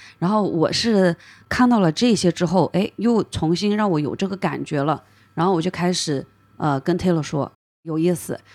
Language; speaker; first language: Chinese; native; Chinese